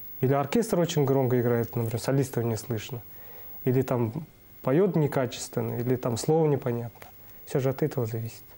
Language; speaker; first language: Russian; non-native, local second language; Buriat